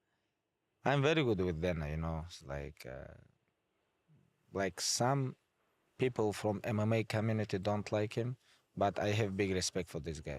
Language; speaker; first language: English; non-native, fluent; Avaric